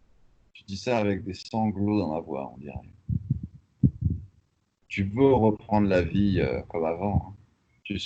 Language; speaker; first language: French; native; French